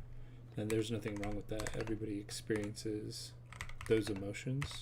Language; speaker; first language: English; native; English